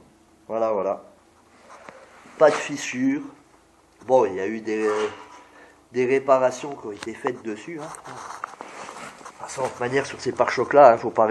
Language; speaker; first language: French; native; French